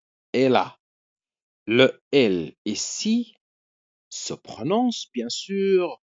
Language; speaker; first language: French; non-native, fluent; Arabic